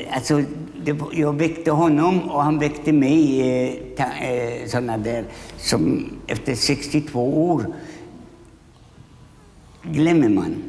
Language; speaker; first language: Swedish; non-native, fluent; Polish